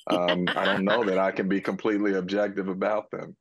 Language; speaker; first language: English; native; English